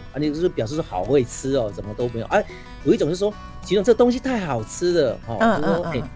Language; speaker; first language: Chinese; non-native, local second language; Min Nan Chinese